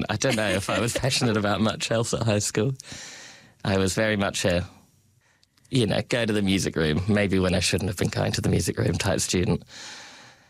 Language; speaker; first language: English; native; English